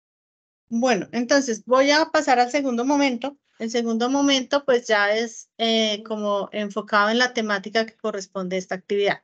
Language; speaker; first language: Spanish; native; Spanish